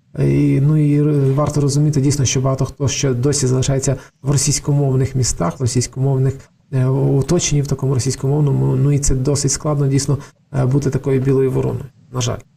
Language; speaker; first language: Ukrainian; native; Ukrainian